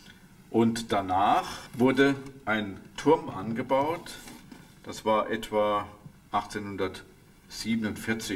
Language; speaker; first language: German; native; German